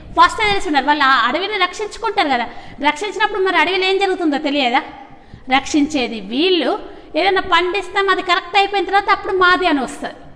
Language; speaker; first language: Telugu; native; Telugu